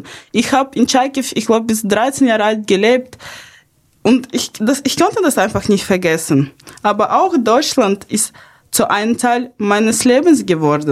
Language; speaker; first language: German; non-native, fluent; Ukrainian